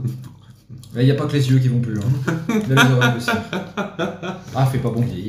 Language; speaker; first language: French; native; French